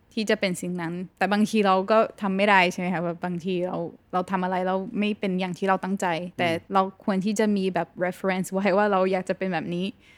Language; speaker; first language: Thai; non-native, fluent; Portuguese